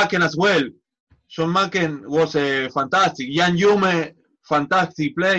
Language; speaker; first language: English; non-native, learner; Spanish